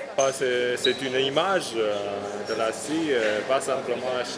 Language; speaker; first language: French; non-native, learner; Chinese